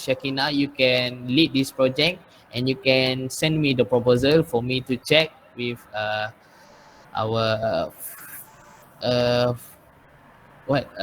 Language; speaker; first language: English; non-native, learner; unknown